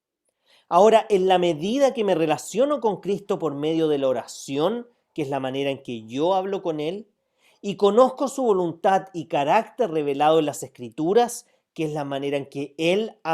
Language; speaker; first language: Spanish; native; Spanish